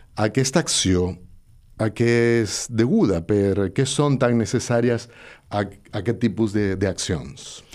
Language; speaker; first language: Catalan; non-native, local second language; Spanish